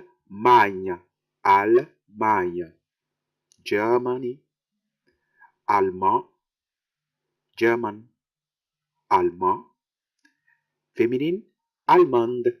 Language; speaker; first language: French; non-native, fluent; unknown